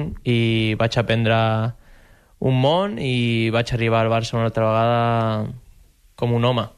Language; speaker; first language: Catalan; non-native, local second language; Spanish